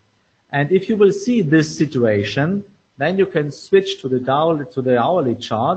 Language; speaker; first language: English; non-native, fluent; German